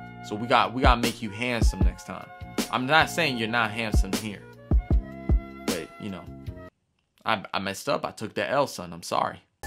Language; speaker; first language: English; early bilingual, other home language; Spanish